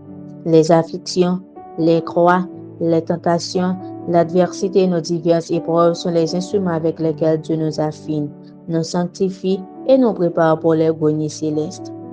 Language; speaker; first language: French; non-native, local second language; Haitian Creole